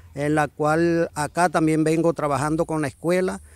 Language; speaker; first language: Spanish; native; Spanish